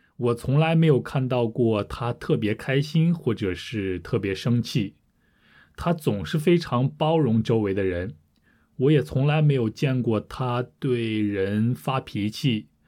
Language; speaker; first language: Chinese; native; Chinese